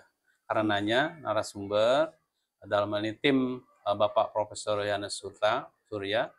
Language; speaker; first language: Indonesian; native; Indonesian